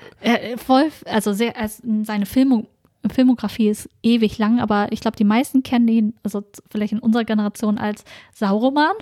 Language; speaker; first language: German; early bilingual, other home language; Vietnamese